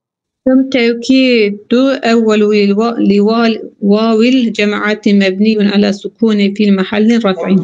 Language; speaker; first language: Arabic; non-native, learner; Turkish